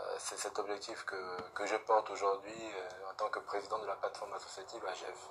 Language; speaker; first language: French; native; French